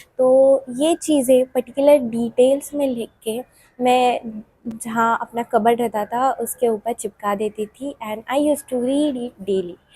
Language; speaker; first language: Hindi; non-native, local second language; Marathi